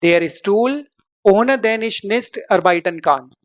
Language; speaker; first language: German; non-native, fluent; Hindi